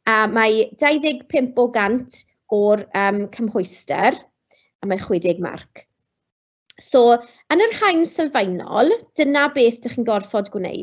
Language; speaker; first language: Welsh; non-native, local second language; English